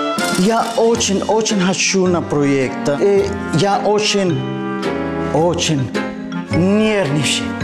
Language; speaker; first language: Russian; non-native, learner; Spanish